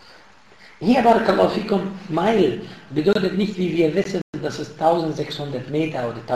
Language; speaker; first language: German; non-native, fluent; Arabic